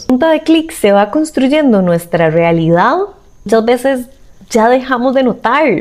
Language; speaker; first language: Spanish; native; Spanish